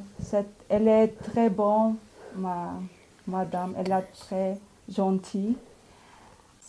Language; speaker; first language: French; non-native, learner; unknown